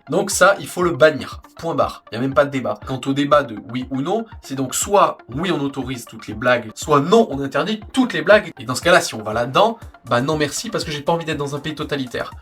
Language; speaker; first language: French; native; French